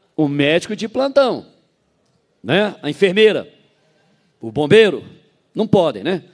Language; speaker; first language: Portuguese; native; Portuguese